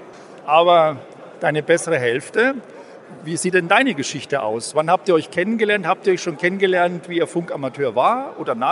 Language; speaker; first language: German; native; German